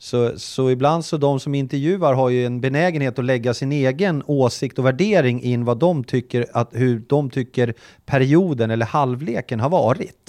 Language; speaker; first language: Swedish; native; Swedish